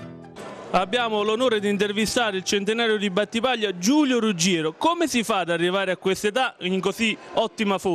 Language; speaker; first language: Italian; native; Italian